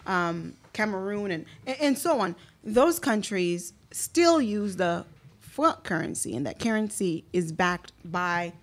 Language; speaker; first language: English; early bilingual, other home language; Haitian Creole